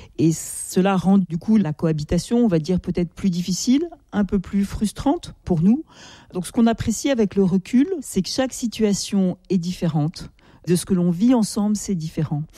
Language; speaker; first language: French; native; French